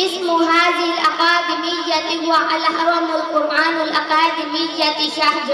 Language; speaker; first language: Arabic; non-native, learner; Urdu